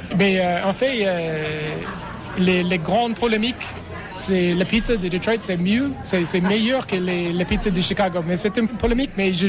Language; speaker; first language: French; non-native, learner; English